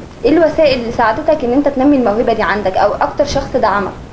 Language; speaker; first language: Arabic; native; Arabic